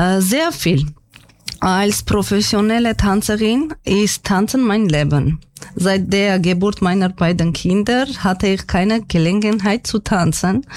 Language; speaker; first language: German; non-native, learner; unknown